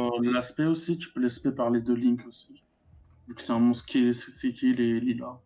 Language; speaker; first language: French; native; French